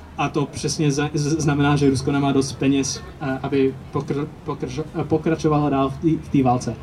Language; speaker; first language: Czech; early bilingual, heritage; Czech